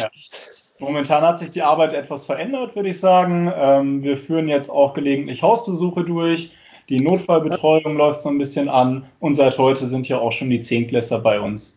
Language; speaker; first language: German; native; German